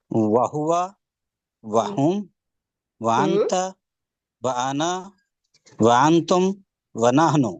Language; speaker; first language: Arabic; non-native, learner; Urdu